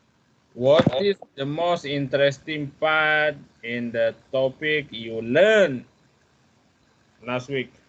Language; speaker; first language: English; non-native, fluent; Malay